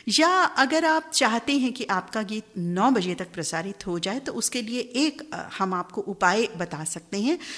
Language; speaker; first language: Hindi; native; Hindi